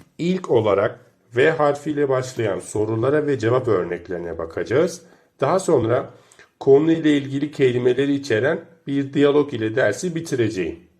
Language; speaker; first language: Turkish; native; Turkish